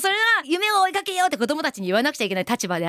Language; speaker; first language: Japanese; native; Japanese